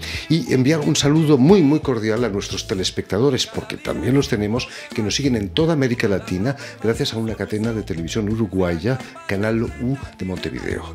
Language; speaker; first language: Spanish; native; Spanish